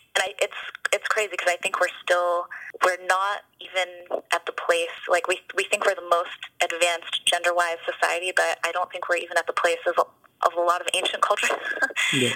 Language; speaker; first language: English; native; English